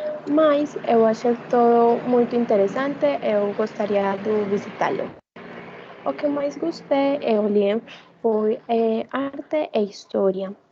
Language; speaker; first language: Portuguese; non-native, learner; Spanish